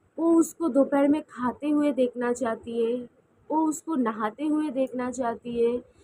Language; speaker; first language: Hindi; non-native, local second language; Bangla